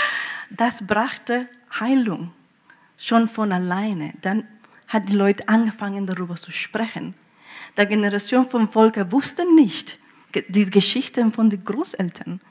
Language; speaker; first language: German; early bilingual, heritage; German